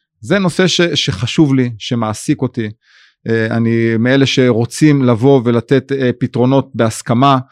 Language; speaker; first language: Hebrew; native; Hebrew